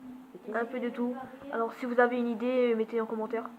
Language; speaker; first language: French; native; French